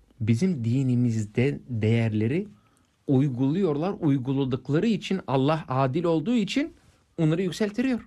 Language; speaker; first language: Turkish; non-native, fluent; English